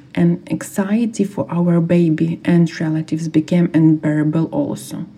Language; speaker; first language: English; non-native, fluent; Ukrainian